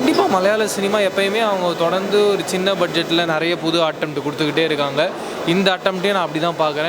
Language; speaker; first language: Tamil; native; Tamil